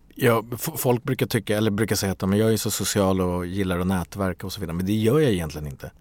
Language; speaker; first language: Swedish; early bilingual, other home language; Bangla